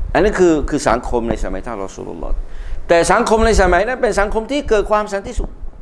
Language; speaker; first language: Thai; non-native, local second language; Malay